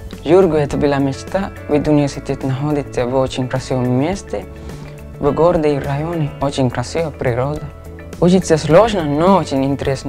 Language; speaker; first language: Russian; non-native, learner; Sinhala